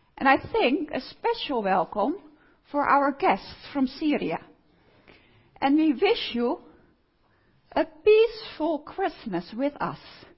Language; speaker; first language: English; non-native, fluent; Dutch